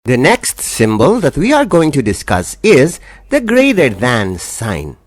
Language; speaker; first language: English; non-native, local second language; Filipino